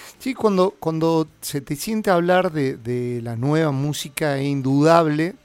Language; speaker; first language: Spanish; native; Spanish